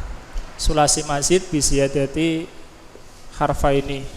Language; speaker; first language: Arabic; non-native, fluent; Javanese